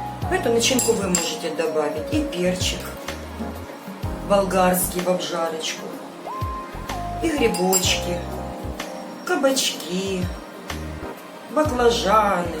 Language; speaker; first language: Russian; non-native, local second language; Ukrainian